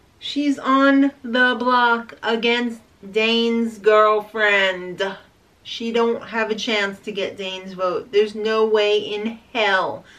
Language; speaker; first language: English; native; English